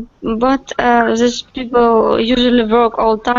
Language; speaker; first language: English; non-native, learner; Russian